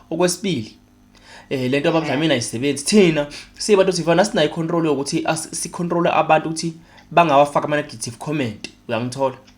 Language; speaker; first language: Zulu; native; Zulu